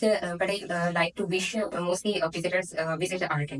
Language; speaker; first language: English; non-native, learner; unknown